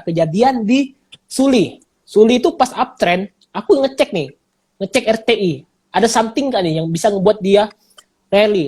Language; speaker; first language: Indonesian; native; Indonesian